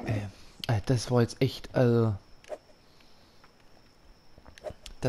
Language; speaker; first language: German; native; German